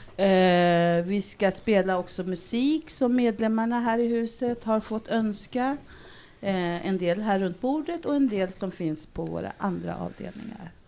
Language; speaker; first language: Swedish; early bilingual, other home language; Spanish